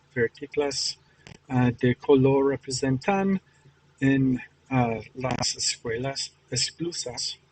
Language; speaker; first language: Spanish; non-native, learner; English